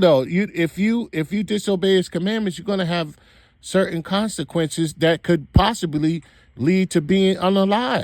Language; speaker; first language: English; native; English